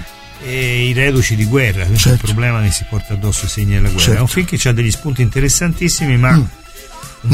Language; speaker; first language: Italian; native; Italian